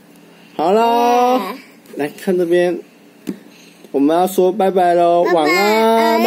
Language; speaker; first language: Chinese; native; Chinese